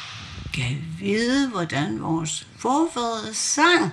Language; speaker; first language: Danish; non-native, local second language; Kalaallisut